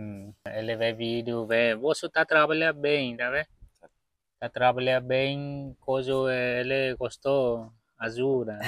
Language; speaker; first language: Portuguese; non-native, learner; Vietnamese